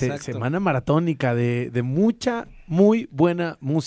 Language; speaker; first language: Spanish; native; Spanish